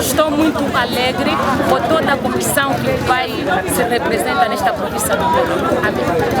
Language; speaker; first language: Portuguese; non-native, local second language; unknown